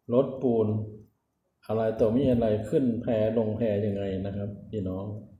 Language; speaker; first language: Thai; non-native, local second language; Northeastern Thai